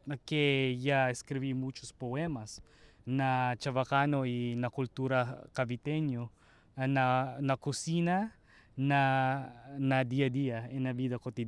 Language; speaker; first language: Spanish; non-native, learner; Chavacano